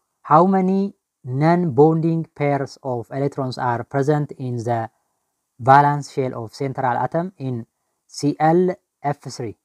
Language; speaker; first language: English; non-native, local second language; Amharic